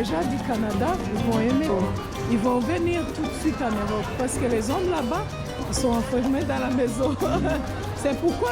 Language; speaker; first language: French; non-native, local second language; Kinyarwanda